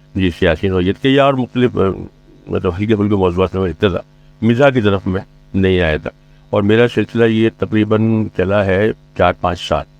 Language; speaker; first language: Urdu; native; Urdu